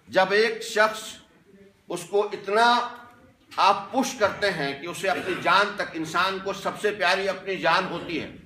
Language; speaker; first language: Hindi; non-native, local second language; Kashmiri